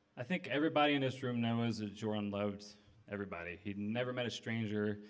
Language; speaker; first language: English; native; English